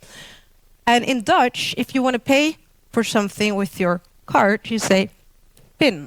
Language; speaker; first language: English; non-native, fluent; Dutch